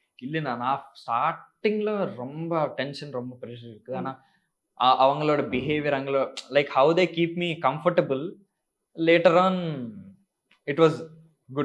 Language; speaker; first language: Tamil; non-native, learner; Telugu